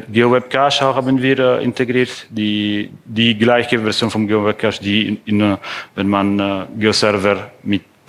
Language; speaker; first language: German; non-native, fluent; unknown